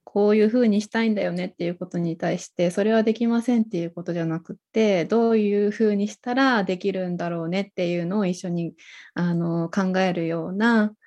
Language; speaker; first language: Japanese; native; Japanese